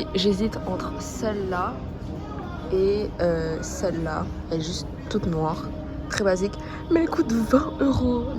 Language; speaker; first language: French; native; French